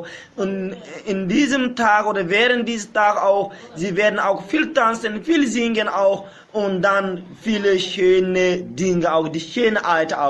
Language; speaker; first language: German; non-native, learner; Bambara